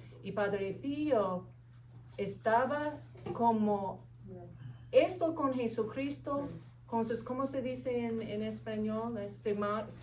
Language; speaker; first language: Spanish; non-native, fluent; English